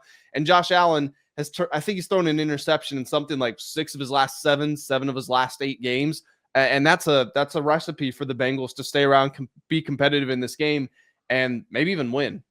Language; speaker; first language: English; native; English